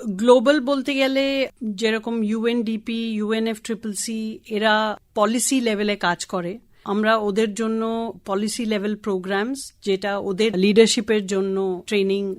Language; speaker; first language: Bangla; non-native, local second language; Tamil